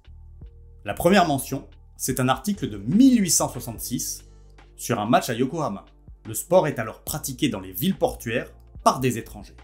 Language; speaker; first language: French; native; French